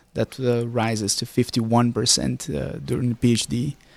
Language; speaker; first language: English; non-native, fluent; Portuguese